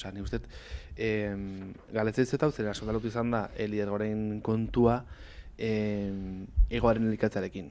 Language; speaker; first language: Basque; native; Basque